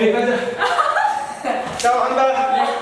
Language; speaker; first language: Korean; non-native, learner; English